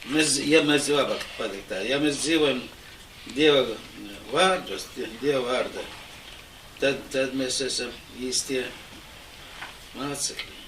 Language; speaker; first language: Latvian; non-native, local second language; Russian